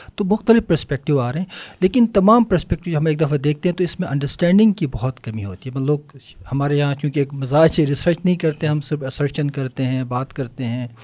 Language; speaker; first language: Urdu; non-native, local second language; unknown